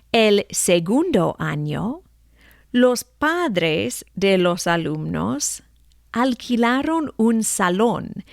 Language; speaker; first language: Spanish; non-native, fluent; English